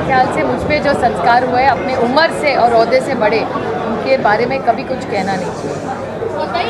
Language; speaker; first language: Hindi; non-native, local second language; Marathi